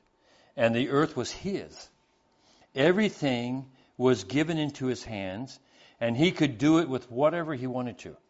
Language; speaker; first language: English; native; English